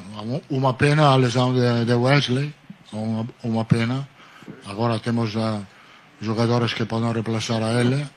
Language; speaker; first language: Portuguese; non-native, learner; Italian